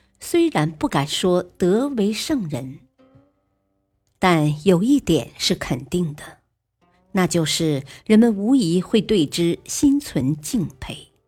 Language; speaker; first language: Chinese; native; Chinese